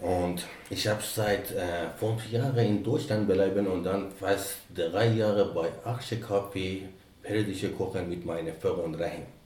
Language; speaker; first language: German; non-native, learner; Persian